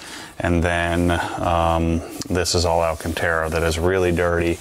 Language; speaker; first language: English; native; English